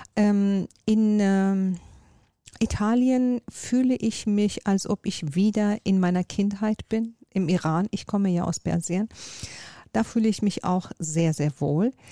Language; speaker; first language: German; non-native, fluent; Persian